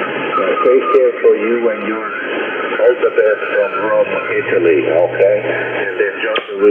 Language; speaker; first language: English; non-native, fluent; Italian